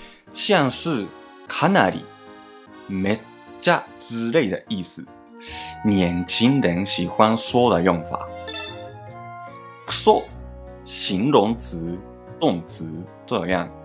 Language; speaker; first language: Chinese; non-native, fluent; Japanese